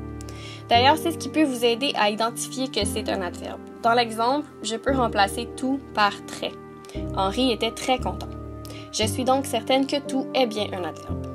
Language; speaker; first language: French; native; French